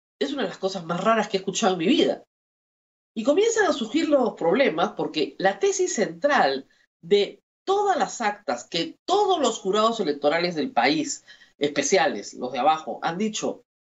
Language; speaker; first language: Spanish; native; Spanish